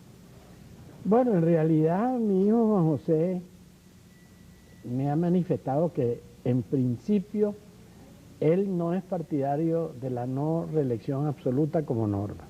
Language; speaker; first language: Spanish; native; Spanish